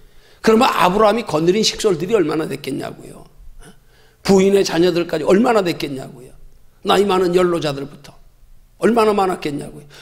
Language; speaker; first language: Korean; native; Korean